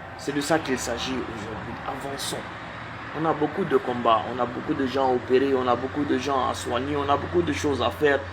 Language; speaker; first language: French; non-native, local second language; Arabic